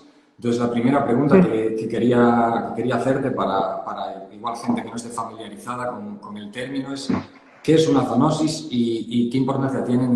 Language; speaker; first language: Spanish; native; Spanish